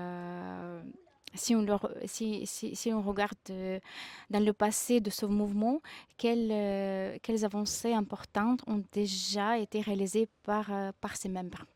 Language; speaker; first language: French; non-native, fluent; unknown